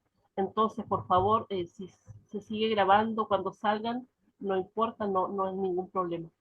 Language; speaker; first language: Spanish; native; Spanish